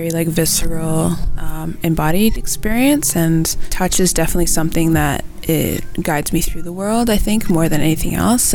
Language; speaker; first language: English; native; English